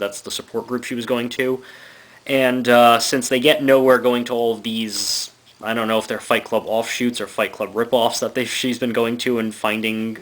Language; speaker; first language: English; native; English